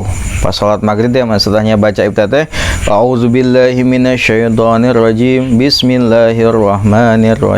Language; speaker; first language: Indonesian; non-native, local second language; Sundanese